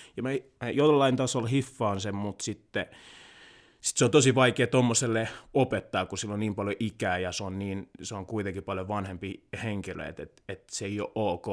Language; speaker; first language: Finnish; early bilingual, other home language; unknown